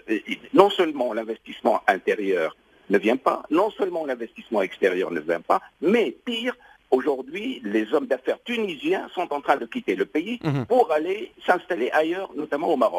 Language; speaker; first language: French; non-native, local second language; Arabic